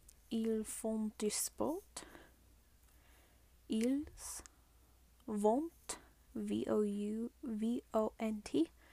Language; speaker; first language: French; non-native, learner; English